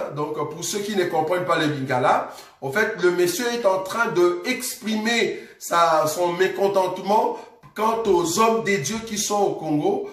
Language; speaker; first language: French; non-native, local second language; Lingala